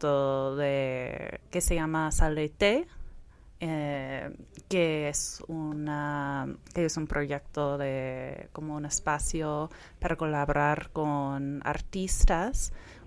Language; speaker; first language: Spanish; non-native, fluent; English